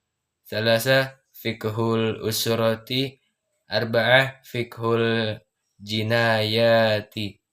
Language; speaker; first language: Arabic; non-native, learner; Indonesian